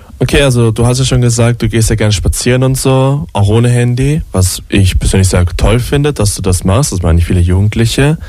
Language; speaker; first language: German; native; German